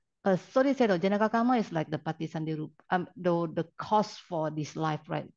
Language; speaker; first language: English; non-native, learner; Indonesian